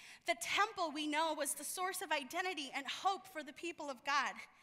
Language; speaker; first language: English; early bilingual, other home language; Spanish